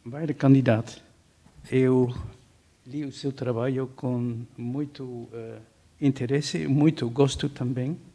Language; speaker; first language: Portuguese; non-native, fluent; Dutch